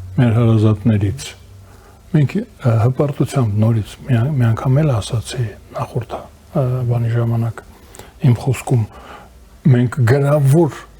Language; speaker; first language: Armenian; native; Armenian